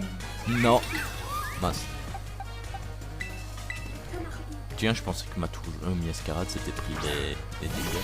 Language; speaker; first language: French; native; French